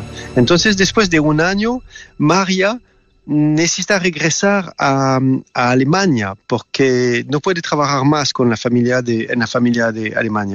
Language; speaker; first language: Spanish; non-native, learner; French